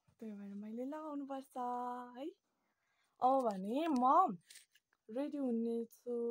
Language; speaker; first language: Nepali; non-native, local second language; Limbu